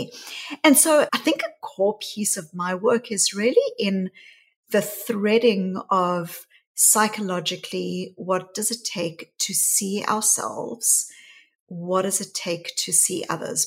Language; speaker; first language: English; native; English